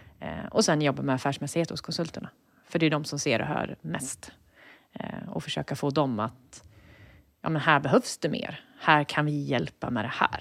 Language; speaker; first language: Swedish; native; Swedish